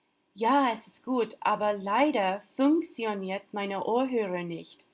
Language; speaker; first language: German; non-native, learner; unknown